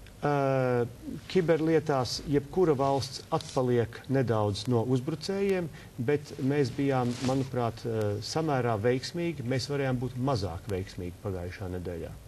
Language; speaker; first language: Latvian; native; Latvian